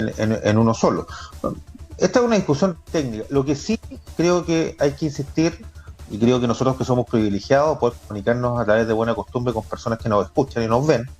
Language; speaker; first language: Spanish; native; Spanish